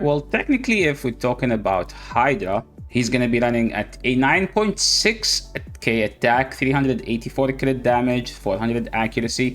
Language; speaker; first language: English; non-native, fluent; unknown